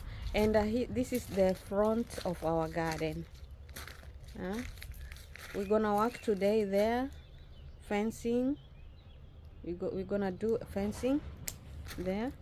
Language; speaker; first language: English; non-native, learner; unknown